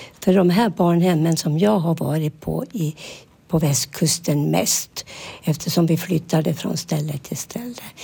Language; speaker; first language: Swedish; early bilingual, other home language; Finnish